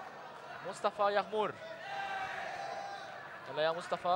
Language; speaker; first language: Arabic; native; Arabic